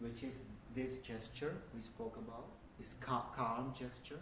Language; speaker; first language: English; non-native, fluent; Czech